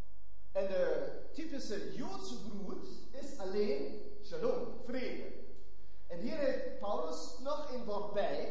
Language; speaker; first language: Dutch; non-native, fluent; German